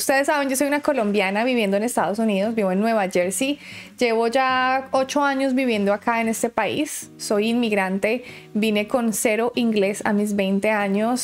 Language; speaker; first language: Spanish; native; Spanish